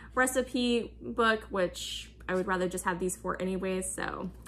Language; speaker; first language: English; native; English